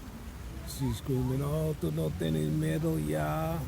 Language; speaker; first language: Spanish; non-native, learner; English